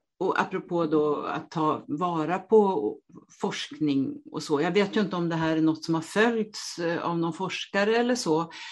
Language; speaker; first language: Swedish; native; Swedish